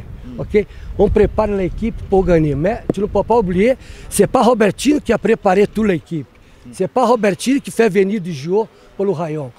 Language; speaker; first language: French; non-native, learner; Portuguese